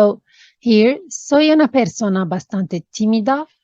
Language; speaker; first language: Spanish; non-native, fluent; English